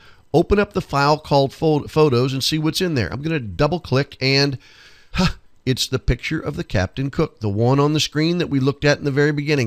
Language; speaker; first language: English; native; English